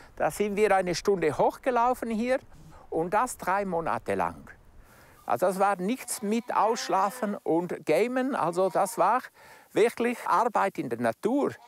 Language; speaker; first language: German; non-native, local second language; Romansh